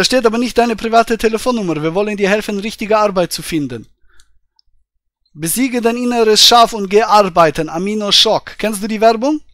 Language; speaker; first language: German; native; German